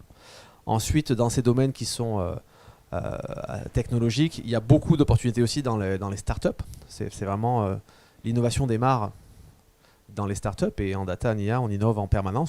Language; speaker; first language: French; native; French